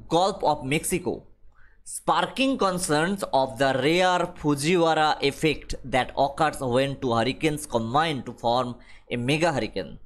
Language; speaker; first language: English; non-native, local second language; Bangla